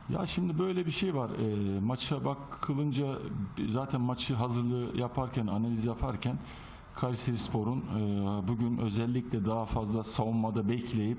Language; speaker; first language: Turkish; native; Turkish